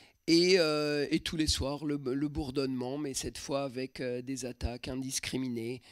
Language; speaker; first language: French; native; French